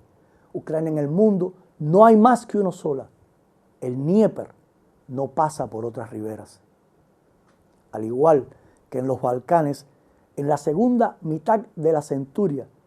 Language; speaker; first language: Spanish; native; Spanish